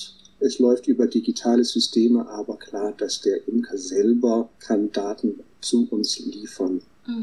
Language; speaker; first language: German; non-native, fluent; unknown